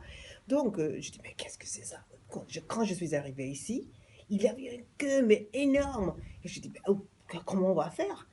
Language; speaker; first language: French; non-native, fluent; English